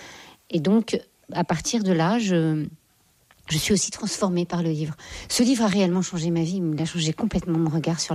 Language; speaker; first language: French; native; French